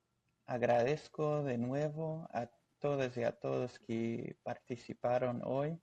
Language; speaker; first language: Spanish; non-native, fluent; Portuguese